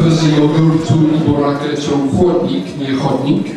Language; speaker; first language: Polish; non-native, learner; English